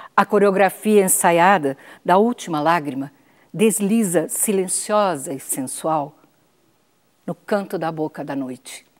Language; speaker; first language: Portuguese; non-native, fluent; Spanish